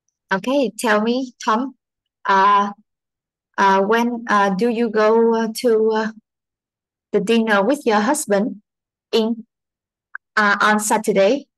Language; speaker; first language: English; non-native, learner; Vietnamese